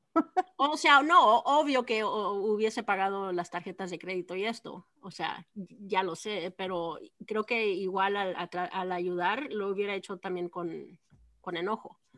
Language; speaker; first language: Spanish; early bilingual, heritage; Spanish